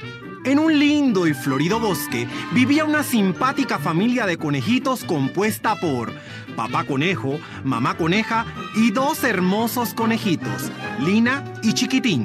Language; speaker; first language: Spanish; native; Spanish